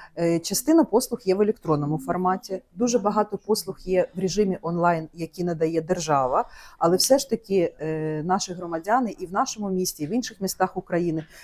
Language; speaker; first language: Ukrainian; native; Ukrainian